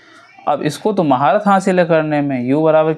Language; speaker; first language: Hindi; native; Hindi